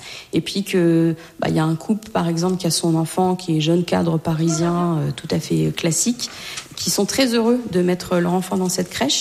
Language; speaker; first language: French; native; French